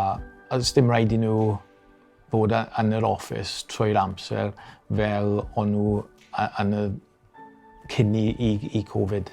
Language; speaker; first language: Welsh; non-native, local second language; English